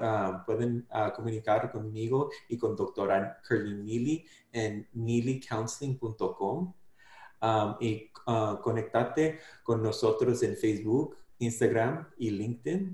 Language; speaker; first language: Spanish; non-native, fluent; English